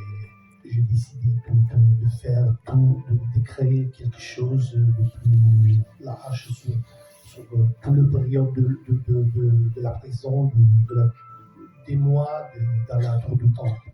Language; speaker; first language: French; non-native, fluent; Italian